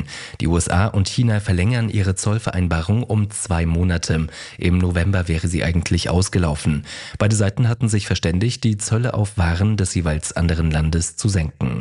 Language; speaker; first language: German; native; German